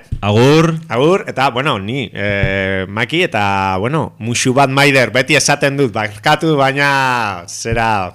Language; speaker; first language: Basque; non-native, local second language; Spanish